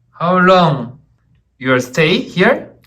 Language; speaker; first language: English; non-native, learner; Korean